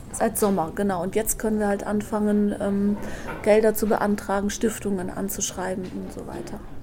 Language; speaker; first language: German; native; German